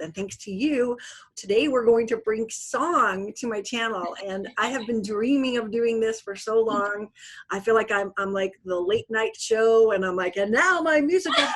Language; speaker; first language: English; native; English